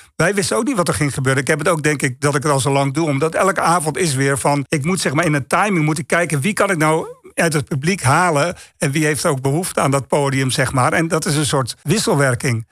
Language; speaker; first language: Dutch; native; Dutch